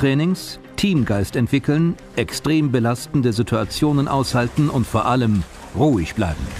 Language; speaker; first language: German; native; German